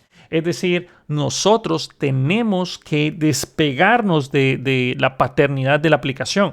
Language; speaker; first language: Spanish; native; Spanish